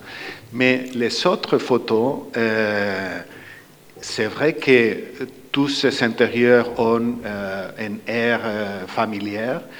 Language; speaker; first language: French; non-native, fluent; Spanish